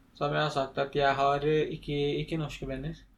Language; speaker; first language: Norwegian; non-native, learner; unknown